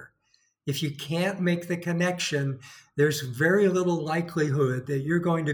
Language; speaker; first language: English; native; English